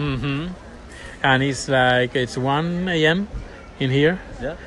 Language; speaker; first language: English; non-native, learner; Spanish